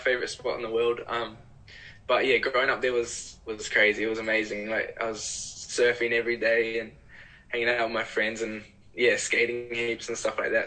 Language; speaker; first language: English; native; English